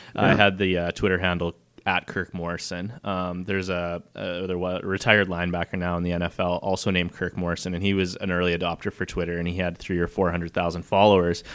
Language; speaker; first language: English; native; English